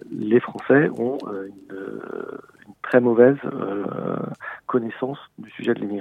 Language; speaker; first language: French; native; French